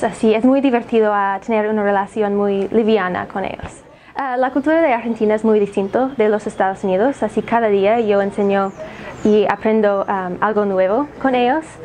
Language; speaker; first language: Spanish; non-native, fluent; English